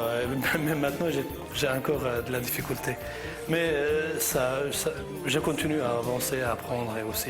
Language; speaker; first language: French; non-native, fluent; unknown